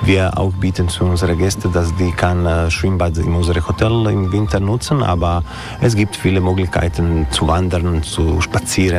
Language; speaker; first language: German; non-native, learner; Croatian